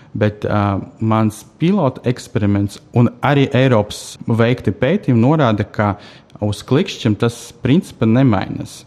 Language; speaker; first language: Latvian; non-native, local second language; Russian